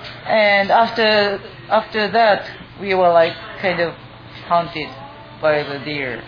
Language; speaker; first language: English; non-native, fluent; Japanese